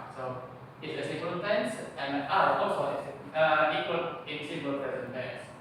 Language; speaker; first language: English; non-native, learner; Indonesian